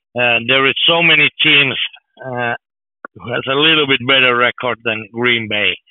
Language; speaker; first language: English; non-native, fluent; Finnish